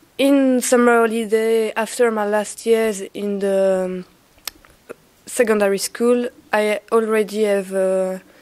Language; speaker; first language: English; non-native, learner; French